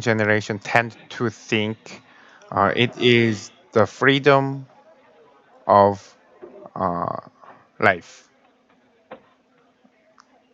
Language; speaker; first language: English; non-native, learner; Korean